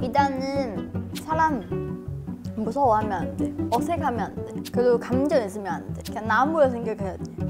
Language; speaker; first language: Korean; non-native, fluent; Chinese